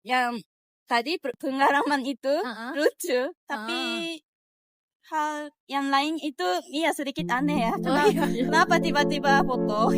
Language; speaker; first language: Indonesian; non-native, learner; Japanese